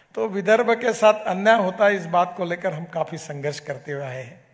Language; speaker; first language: Hindi; non-native, local second language; Marathi